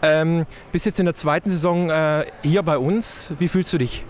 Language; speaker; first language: German; native; German